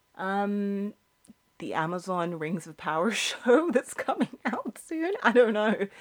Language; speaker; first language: English; native; English